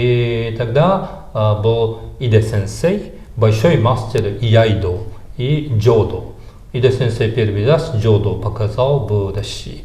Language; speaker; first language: Russian; non-native, fluent; Japanese